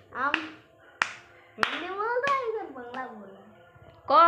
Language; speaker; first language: Hindi; non-native, local second language; Bangla